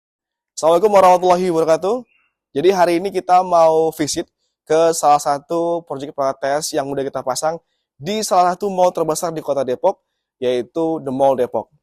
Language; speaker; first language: Indonesian; native; Indonesian